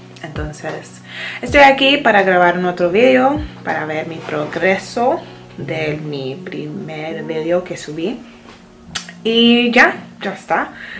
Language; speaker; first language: Spanish; non-native, learner; English